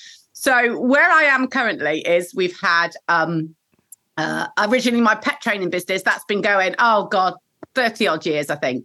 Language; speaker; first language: English; native; English